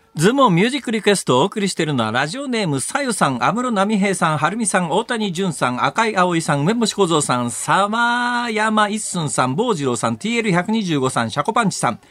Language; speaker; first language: Japanese; native; Japanese